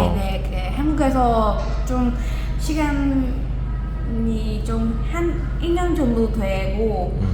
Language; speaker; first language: Korean; non-native, learner; Burmese